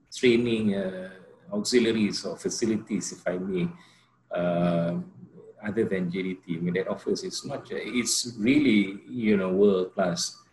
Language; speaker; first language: English; non-native, local second language; Malay